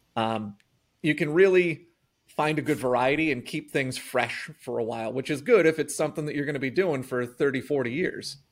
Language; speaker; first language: English; native; English